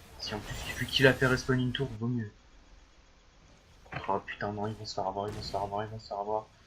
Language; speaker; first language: French; native; French